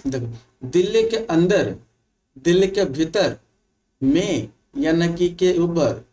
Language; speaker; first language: Hindi; non-native, local second language; Bangla